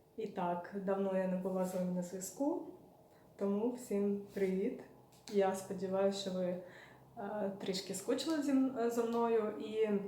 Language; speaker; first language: Ukrainian; non-native, local second language; Russian